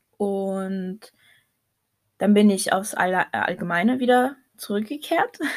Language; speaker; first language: German; early bilingual, other home language; Arabic